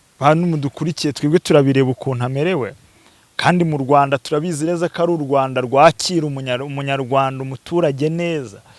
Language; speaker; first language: Kinyarwanda; native; Kinyarwanda